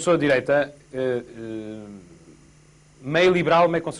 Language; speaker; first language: Portuguese; native; Portuguese